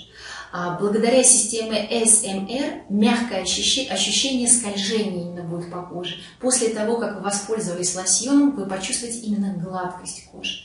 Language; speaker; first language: Russian; native; Russian